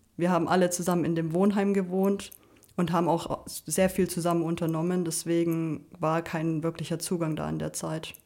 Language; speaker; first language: German; native; German